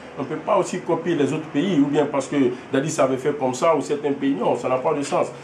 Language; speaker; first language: French; non-native, local second language; Fula